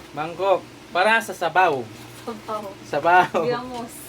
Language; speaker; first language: Filipino; non-native, local second language; Cebuano